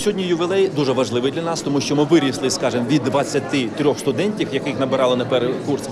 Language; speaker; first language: Ukrainian; native; Ukrainian